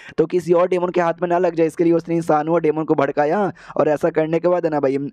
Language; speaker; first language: Hindi; native; Hindi